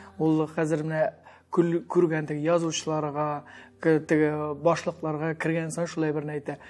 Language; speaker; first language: Tatar; early bilingual, heritage; Tatar